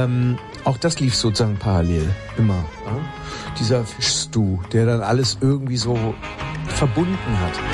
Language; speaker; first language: German; native; German